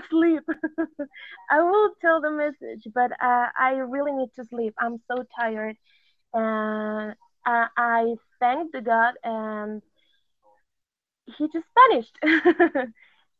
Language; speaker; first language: English; non-native, fluent; Spanish